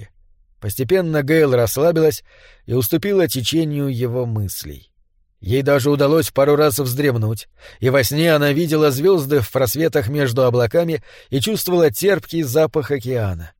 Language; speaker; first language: Russian; native; Russian